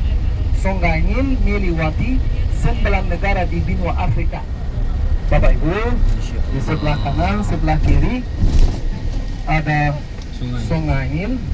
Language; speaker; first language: Indonesian; non-native, fluent; Arabic